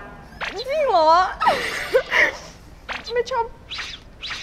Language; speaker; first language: Thai; non-native, learner; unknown